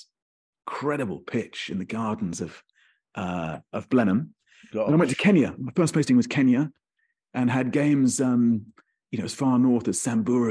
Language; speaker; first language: English; native; English